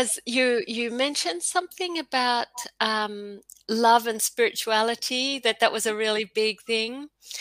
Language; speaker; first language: English; native; English